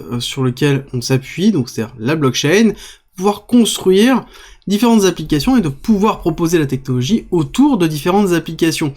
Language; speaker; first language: French; native; French